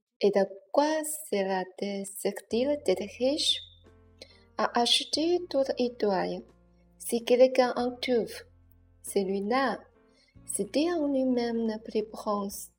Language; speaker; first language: French; non-native, learner; Chinese